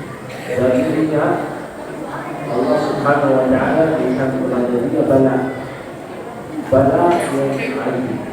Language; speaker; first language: Indonesian; non-native, learner; Arabic